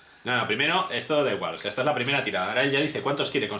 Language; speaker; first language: Spanish; native; Spanish